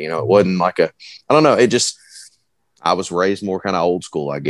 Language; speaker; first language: English; native; English